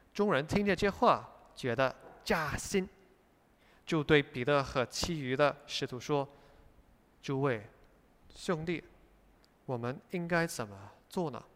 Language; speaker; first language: Chinese; non-native, fluent; English